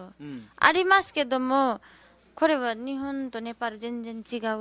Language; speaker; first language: Japanese; non-native, learner; Nepali